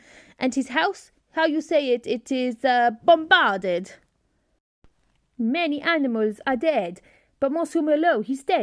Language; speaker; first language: English; native; English